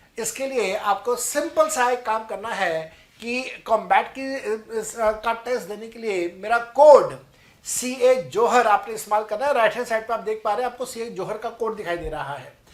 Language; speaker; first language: Hindi; non-native, local second language; Punjabi